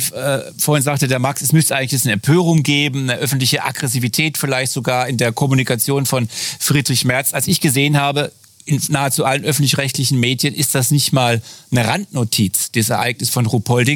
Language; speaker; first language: German; native; German